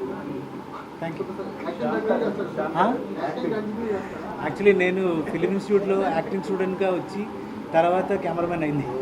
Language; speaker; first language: Telugu; non-native, learner; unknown